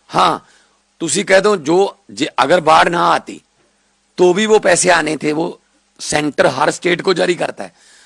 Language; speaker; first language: Hindi; non-native, local second language; Punjabi